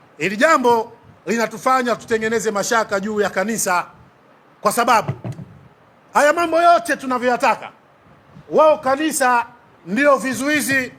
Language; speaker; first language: Swahili; native; Swahili